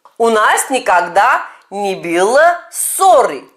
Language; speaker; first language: Russian; non-native, fluent; Turkish